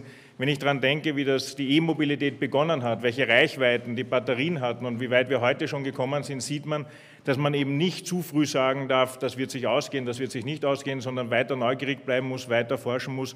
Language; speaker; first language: German; native; German